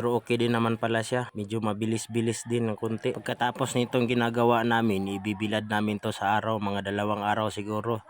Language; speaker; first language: Filipino; non-native, local second language; Cebuano